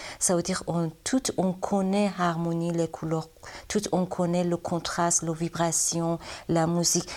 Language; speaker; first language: French; non-native, learner; Persian